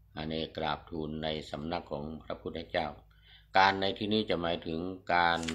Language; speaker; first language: Thai; native; Thai